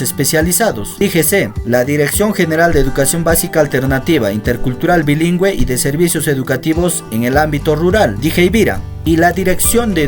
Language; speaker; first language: Spanish; native; Spanish